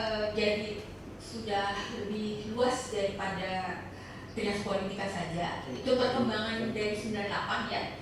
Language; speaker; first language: Indonesian; native; Indonesian